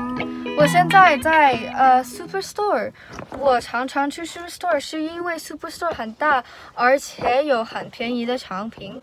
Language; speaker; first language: Chinese; non-native, learner; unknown